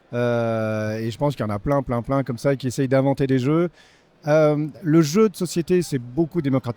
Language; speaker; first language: French; native; French